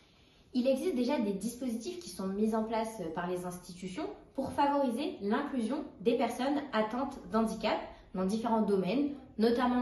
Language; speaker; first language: French; native; French